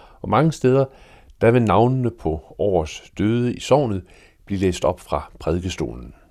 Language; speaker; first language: Danish; native; Danish